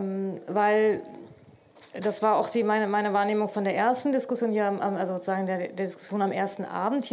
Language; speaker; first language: German; native; German